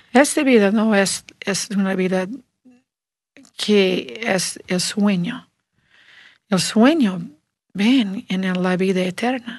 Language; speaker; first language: Spanish; non-native, learner; English